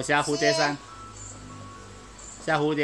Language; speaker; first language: Chinese; native; Chinese